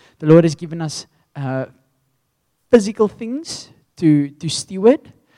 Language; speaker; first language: English; non-native, local second language; Afrikaans